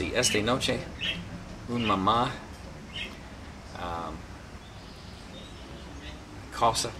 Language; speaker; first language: Spanish; non-native, learner; English